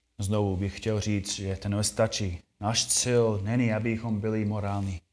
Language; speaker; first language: Czech; non-native, fluent; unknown